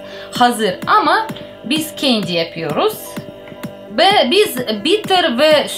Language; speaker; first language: Turkish; non-native, learner; Russian